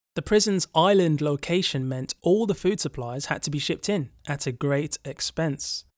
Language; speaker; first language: English; native; English